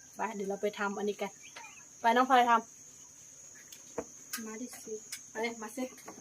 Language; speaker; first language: Thai; non-native, local second language; Karen languages